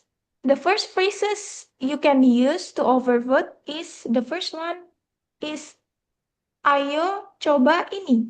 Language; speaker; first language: English; non-native, fluent; Indonesian